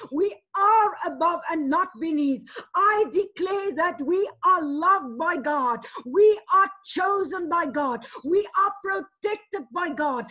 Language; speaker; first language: English; non-native, local second language; Afrikaans